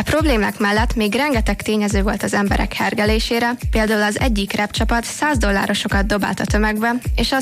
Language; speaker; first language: Hungarian; native; Hungarian